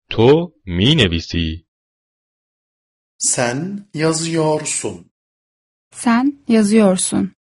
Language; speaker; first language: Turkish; non-native, fluent; Persian